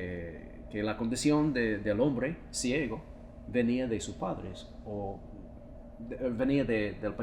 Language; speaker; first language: Spanish; non-native, fluent; English